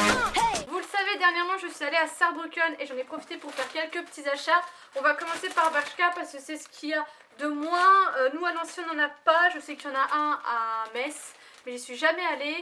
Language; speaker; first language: French; native; French